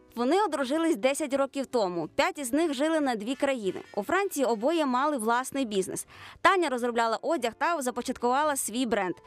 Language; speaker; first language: Ukrainian; native; Ukrainian